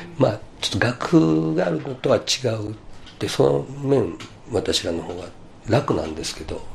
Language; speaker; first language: Japanese; native; Japanese